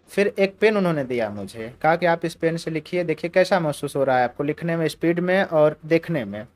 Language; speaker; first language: Hindi; native; Hindi